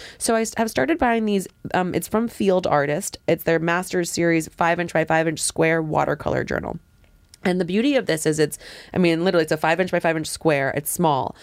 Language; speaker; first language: English; native; English